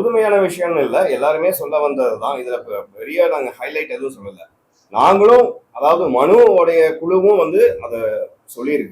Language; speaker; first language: Tamil; native; Tamil